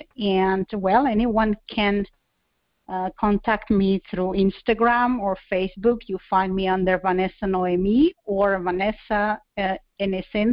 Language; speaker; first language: English; non-native, fluent; Spanish